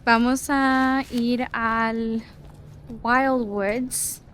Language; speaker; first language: Spanish; early bilingual, heritage; Spanish